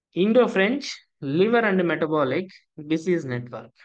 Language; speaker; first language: English; non-native, local second language; Telugu